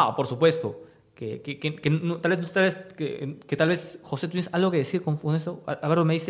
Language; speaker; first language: Spanish; native; Spanish